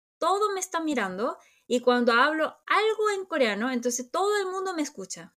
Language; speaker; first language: Spanish; non-native, fluent; Korean